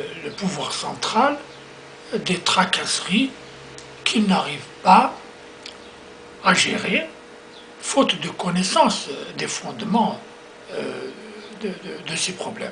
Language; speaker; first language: French; non-native, local second language; Kabyle